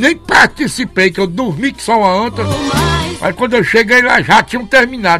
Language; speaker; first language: Portuguese; native; Portuguese